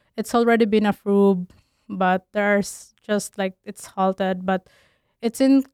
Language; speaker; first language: English; non-native, local second language; Cebuano